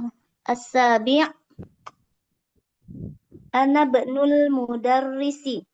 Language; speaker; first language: Arabic; non-native, learner; Indonesian